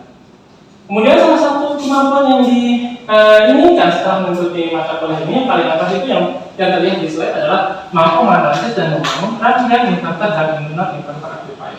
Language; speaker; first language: Indonesian; native; Indonesian